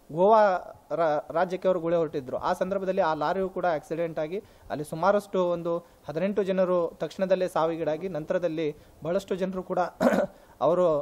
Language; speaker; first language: Kannada; non-native, local second language; Lambadi